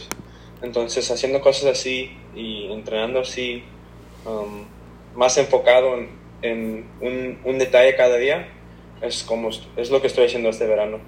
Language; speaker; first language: Spanish; early bilingual, heritage; Spanish